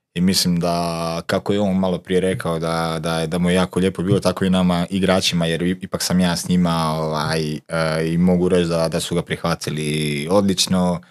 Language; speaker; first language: Croatian; non-native, local second language; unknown